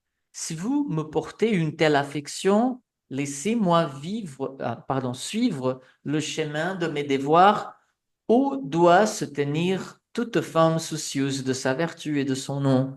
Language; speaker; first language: French; non-native, fluent; Portuguese